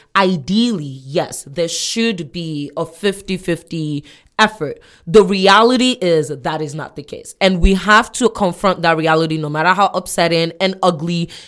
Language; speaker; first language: English; non-native, local second language; Yoruba